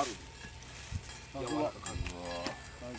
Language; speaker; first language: Japanese; native; Japanese